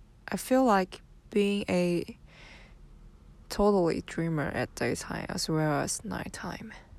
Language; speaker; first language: English; non-native, learner; Chinese